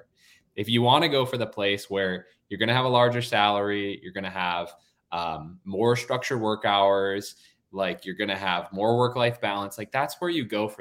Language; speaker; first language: English; native; English